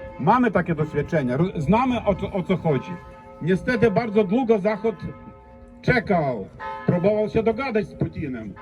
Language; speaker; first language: Polish; non-native, fluent; Ukrainian